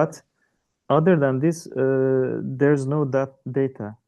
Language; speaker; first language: English; non-native, learner; Turkish